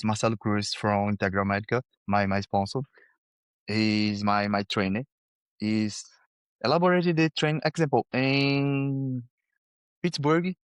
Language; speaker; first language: English; non-native, learner; Portuguese